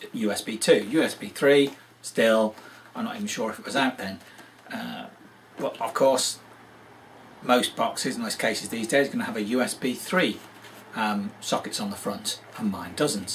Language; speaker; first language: English; native; English